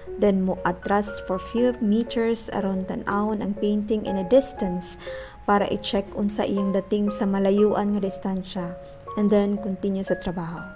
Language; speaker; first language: Cebuano; native; Cebuano